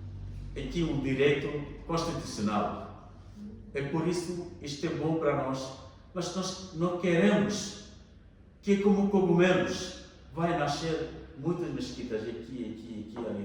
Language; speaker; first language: Portuguese; non-native, learner; Bangla